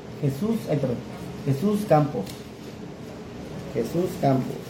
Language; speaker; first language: Spanish; native; Spanish